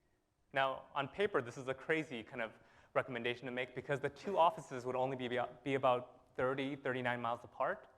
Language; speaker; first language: English; native; English